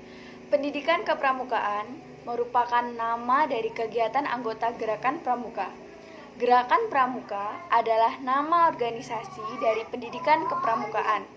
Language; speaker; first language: Indonesian; native; Indonesian